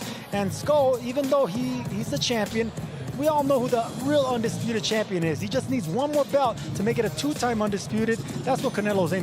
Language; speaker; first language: English; native; English